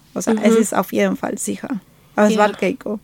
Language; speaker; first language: German; non-native, fluent; Spanish